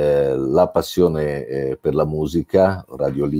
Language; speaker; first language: Italian; native; Italian